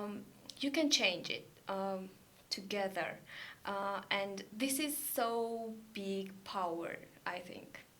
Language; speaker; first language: English; non-native, learner; Georgian